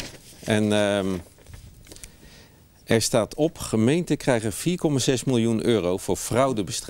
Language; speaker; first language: Dutch; native; Dutch